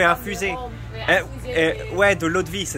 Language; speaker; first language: French; native; French